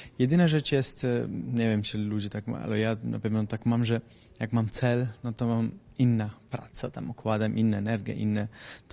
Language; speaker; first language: Polish; non-native, learner; Italian